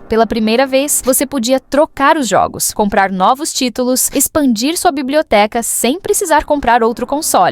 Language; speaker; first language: Portuguese; native; Portuguese